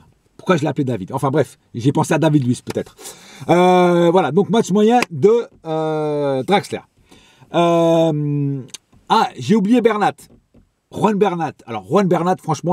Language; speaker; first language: French; native; French